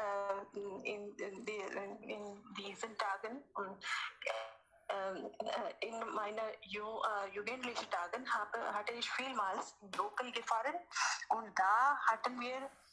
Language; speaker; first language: German; non-native, learner; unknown